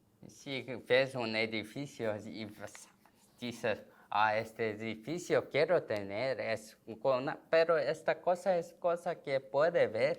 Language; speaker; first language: Spanish; non-native, learner; Korean